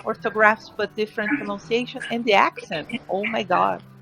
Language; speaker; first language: English; non-native, fluent; Portuguese